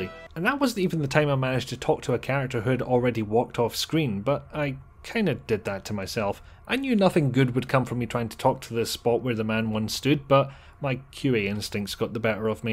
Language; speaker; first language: English; native; English